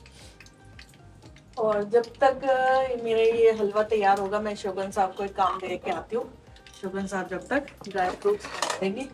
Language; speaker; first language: Hindi; native; Hindi